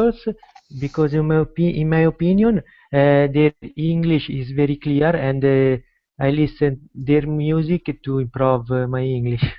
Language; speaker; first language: English; non-native, learner; Italian